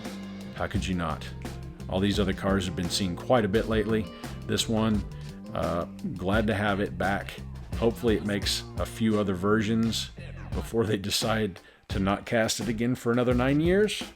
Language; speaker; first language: English; native; English